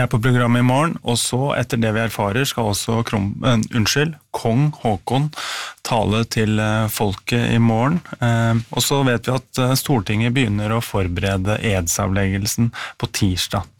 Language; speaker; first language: Norwegian; native; Norwegian